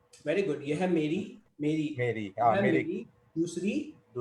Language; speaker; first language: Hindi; native; Hindi